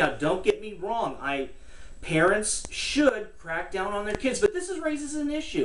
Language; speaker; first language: English; native; English